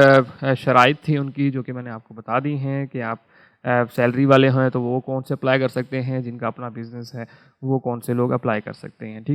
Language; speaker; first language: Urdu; non-native, local second language; Punjabi